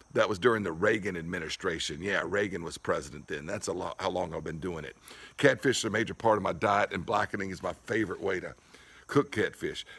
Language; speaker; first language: English; native; English